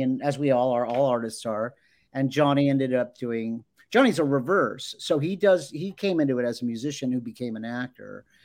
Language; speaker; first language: English; native; English